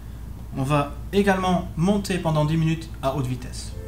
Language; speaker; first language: French; native; French